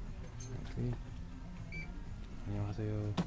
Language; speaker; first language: Korean; non-native, learner; English